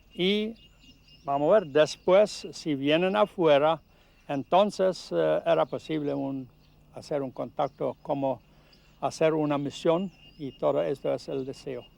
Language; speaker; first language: Spanish; non-native, learner; Plautdietsch